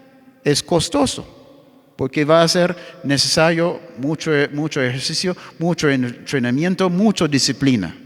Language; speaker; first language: Spanish; non-native, fluent; English